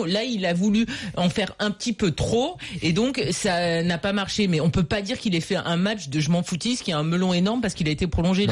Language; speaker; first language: French; native; French